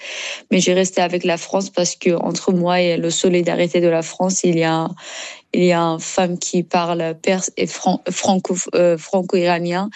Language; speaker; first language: French; non-native, learner; Persian